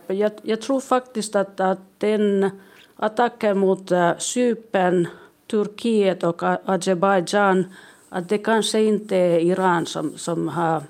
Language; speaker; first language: Swedish; non-native, local second language; Finnish